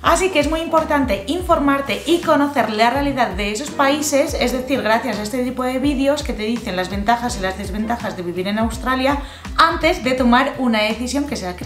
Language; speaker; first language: Spanish; native; Spanish